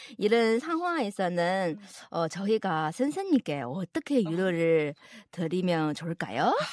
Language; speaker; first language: Korean; non-native, fluent; Chinese